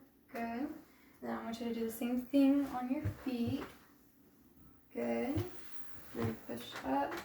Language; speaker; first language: English; native; English